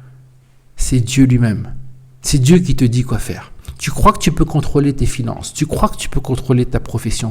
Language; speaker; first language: French; native; French